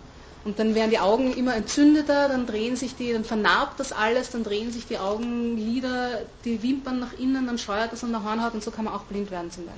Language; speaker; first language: German; native; German